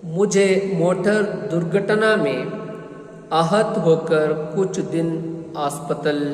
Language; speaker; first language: Hindi; non-native, local second language; Kannada